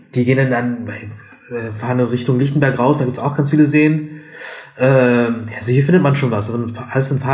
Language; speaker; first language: German; native; German